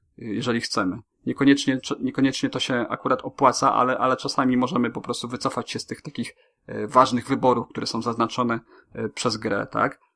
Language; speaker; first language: Polish; native; Polish